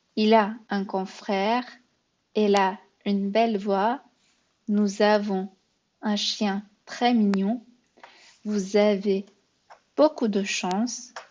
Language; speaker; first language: French; non-native, fluent; Persian